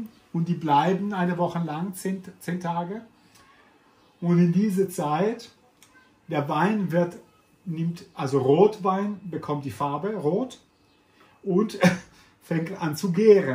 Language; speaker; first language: German; non-native, fluent; Italian